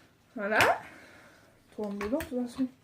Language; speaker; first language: French; native; French